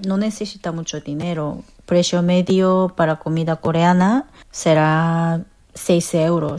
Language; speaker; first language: Spanish; non-native, fluent; Korean